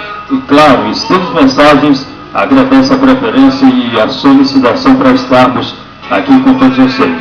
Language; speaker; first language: Portuguese; native; Portuguese